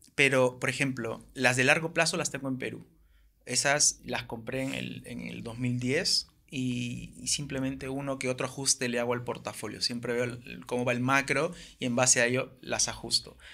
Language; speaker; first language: Spanish; native; Spanish